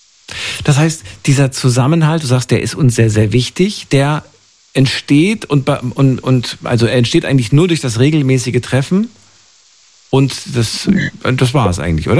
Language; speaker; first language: German; native; German